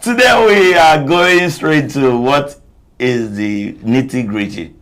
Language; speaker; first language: English; non-native, local second language; Yoruba